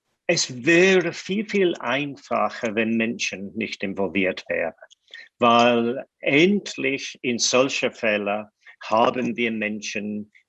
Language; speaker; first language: German; non-native, fluent; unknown